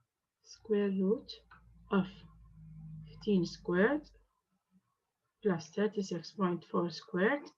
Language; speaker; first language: English; non-native, fluent; Arabic